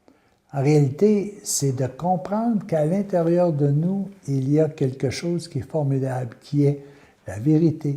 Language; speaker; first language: French; native; French